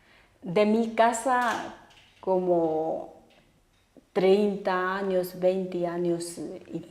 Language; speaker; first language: Spanish; non-native, fluent; Chinese